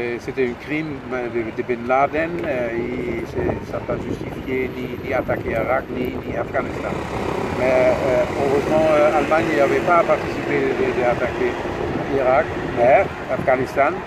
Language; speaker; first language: French; non-native, fluent; German